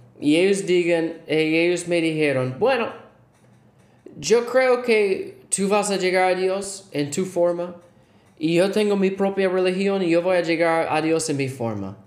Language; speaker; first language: Spanish; non-native, learner; English